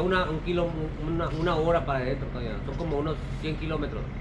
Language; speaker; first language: Spanish; native; Spanish